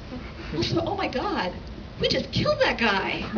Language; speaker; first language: English; native; English